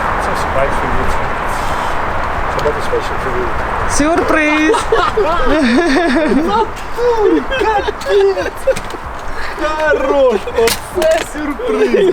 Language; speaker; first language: Ukrainian; native; Ukrainian